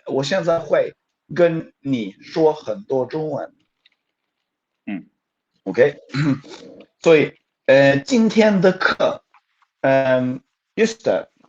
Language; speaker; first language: Chinese; non-native, fluent; Swedish